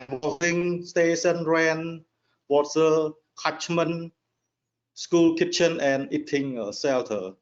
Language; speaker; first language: English; non-native, learner; Khmer